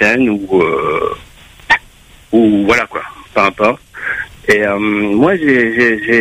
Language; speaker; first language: French; native; French